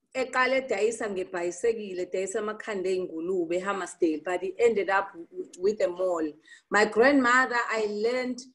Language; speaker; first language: English; non-native, local second language; Zulu